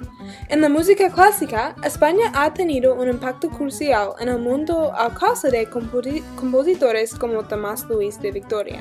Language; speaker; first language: Spanish; non-native, learner; English